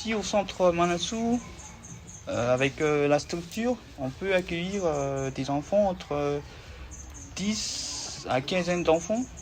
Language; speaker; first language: French; non-native, local second language; Malagasy